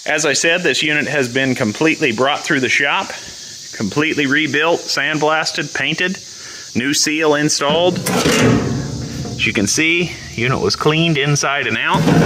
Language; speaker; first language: English; native; English